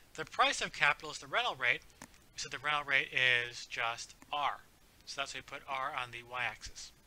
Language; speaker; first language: English; native; English